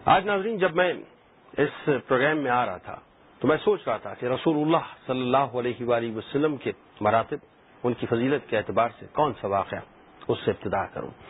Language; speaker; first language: Urdu; native; Urdu